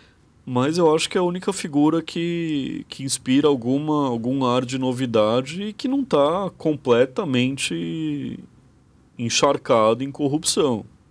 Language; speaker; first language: Portuguese; native; Portuguese